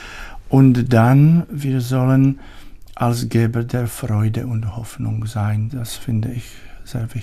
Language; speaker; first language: German; non-native, learner; Czech